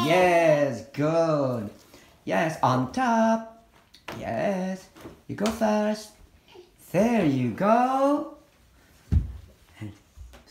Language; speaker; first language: English; non-native, fluent; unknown